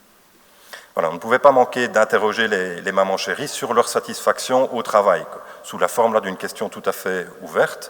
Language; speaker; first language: French; native; French